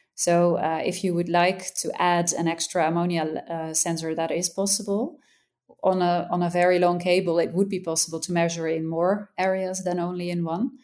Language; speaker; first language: English; non-native, fluent; Dutch